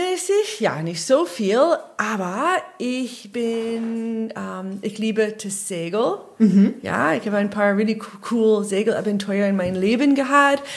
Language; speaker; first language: German; non-native, learner; English